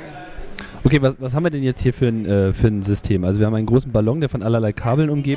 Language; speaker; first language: German; native; German